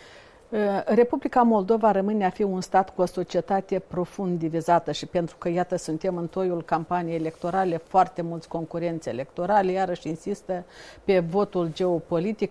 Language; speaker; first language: Romanian; native; Romanian